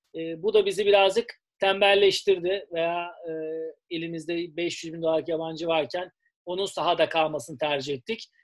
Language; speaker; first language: Turkish; native; Turkish